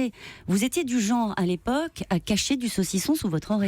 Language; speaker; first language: French; native; French